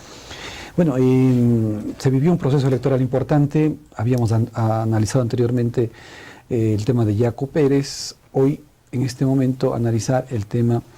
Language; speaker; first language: Spanish; native; Spanish